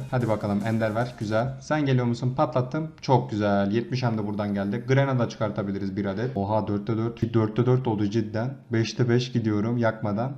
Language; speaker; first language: Turkish; native; Turkish